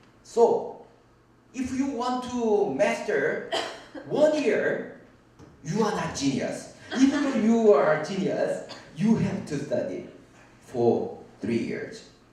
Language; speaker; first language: English; non-native, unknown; Korean